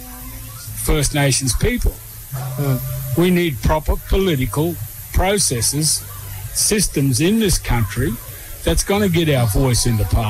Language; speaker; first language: English; native; English